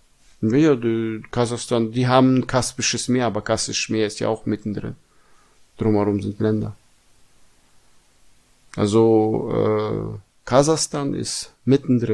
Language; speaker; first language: German; non-native, fluent; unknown